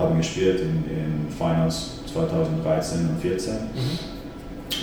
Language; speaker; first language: German; non-native, fluent; Finnish